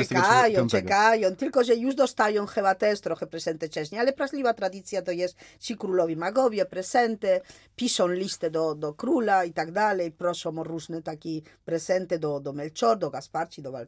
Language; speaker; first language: Polish; non-native, fluent; Spanish